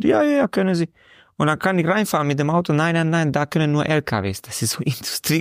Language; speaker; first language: German; non-native, learner; Romanian